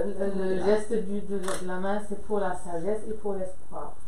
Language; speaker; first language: French; non-native, fluent; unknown